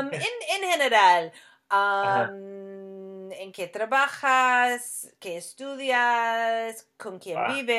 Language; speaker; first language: Spanish; non-native, fluent; English